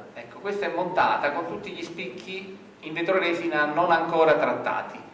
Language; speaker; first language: Italian; native; Italian